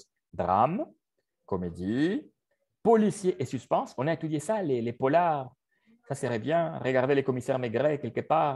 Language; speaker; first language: French; non-native, fluent; Spanish